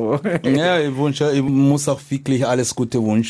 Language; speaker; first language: German; non-native, fluent; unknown